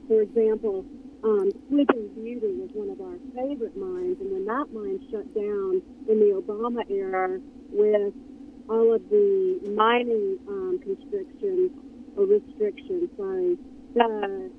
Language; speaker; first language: English; native; English